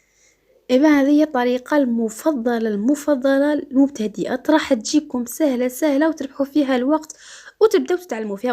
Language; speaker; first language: Arabic; native; Arabic